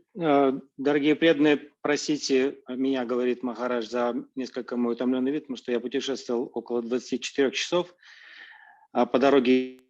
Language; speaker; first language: Russian; native; Russian